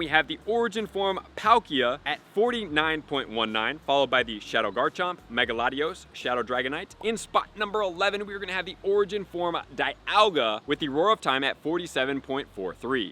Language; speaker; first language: English; native; English